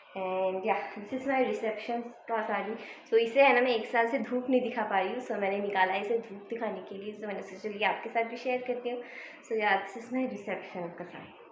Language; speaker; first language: Hindi; non-native, local second language; Bangla